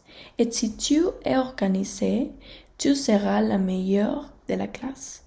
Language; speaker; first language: French; non-native, learner; Spanish